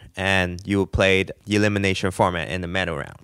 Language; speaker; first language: English; non-native, local second language; Cantonese